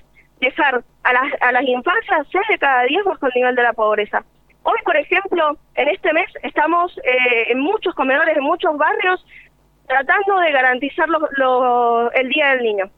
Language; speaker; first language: Spanish; native; Spanish